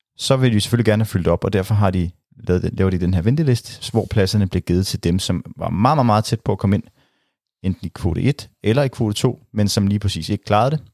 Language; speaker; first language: Danish; native; Danish